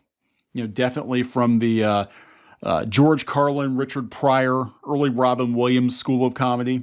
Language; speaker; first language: English; native; English